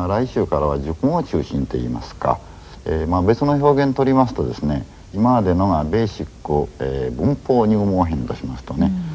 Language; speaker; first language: Japanese; native; Japanese